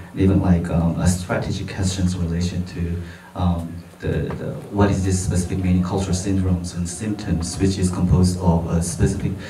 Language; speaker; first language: English; non-native, fluent; Korean